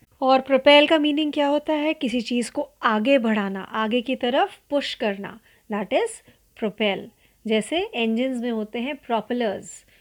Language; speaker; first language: Hindi; non-native, local second language; Marathi